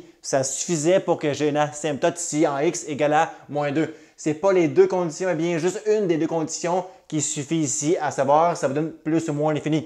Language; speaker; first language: French; native; French